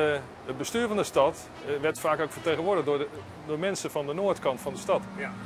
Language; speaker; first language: Dutch; native; Dutch